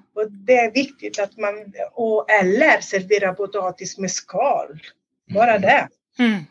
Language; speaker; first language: Swedish; non-native, fluent; Italian